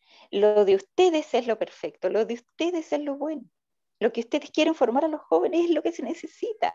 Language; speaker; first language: Spanish; native; Spanish